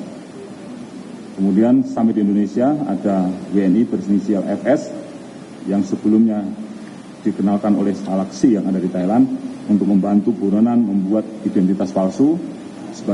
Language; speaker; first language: Indonesian; native; Indonesian